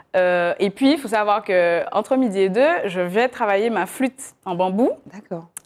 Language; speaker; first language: French; native; French